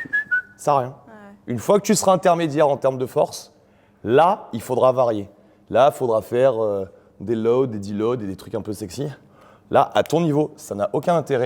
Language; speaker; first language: French; native; French